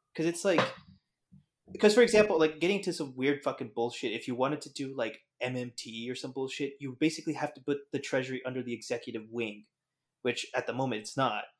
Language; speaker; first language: English; native; English